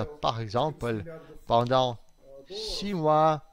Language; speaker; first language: French; non-native, fluent; Russian